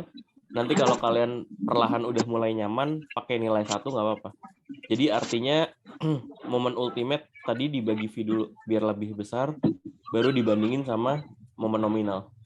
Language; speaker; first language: Indonesian; native; Indonesian